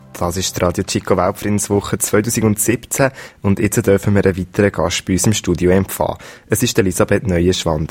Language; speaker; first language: German; native; German